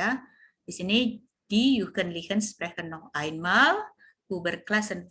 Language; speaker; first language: German; non-native, fluent; Indonesian